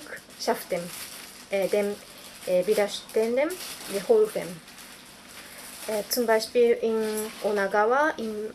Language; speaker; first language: German; non-native, learner; Japanese